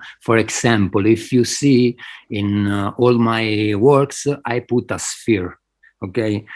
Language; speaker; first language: English; non-native, fluent; Spanish